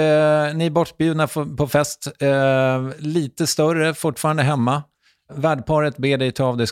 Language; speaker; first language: Swedish; native; Swedish